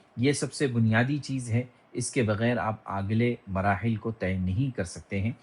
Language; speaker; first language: Urdu; native; Urdu